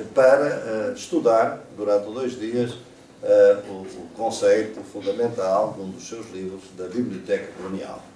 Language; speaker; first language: Portuguese; native; Portuguese